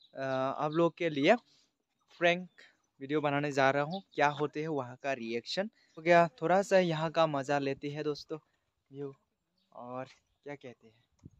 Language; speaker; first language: Hindi; non-native, local second language; Khasi